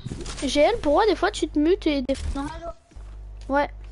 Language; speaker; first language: French; native; French